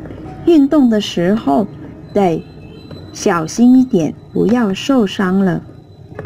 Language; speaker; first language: Chinese; non-native, fluent; Vietnamese